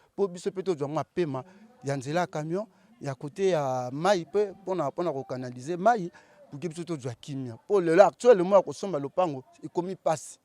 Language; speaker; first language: Lingala; native; Lingala